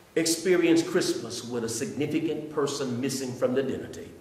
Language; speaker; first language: English; native; English